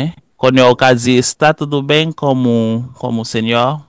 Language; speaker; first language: Portuguese; non-native, fluent; Haitian Creole